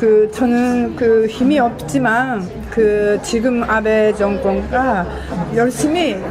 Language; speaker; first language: Korean; non-native, fluent; Japanese